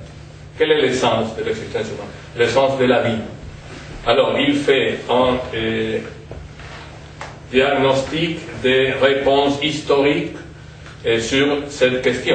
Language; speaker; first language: French; non-native, fluent; Spanish